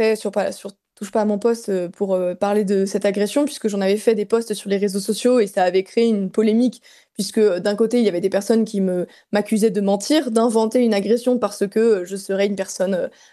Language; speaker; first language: French; native; French